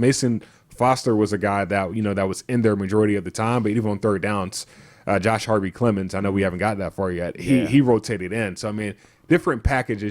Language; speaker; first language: English; native; English